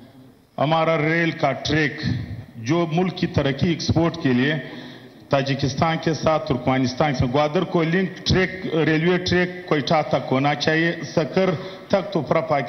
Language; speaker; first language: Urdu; non-native, local second language; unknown